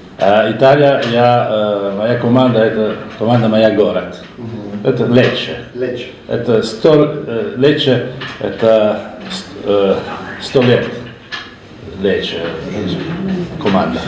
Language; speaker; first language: Russian; non-native, learner; Italian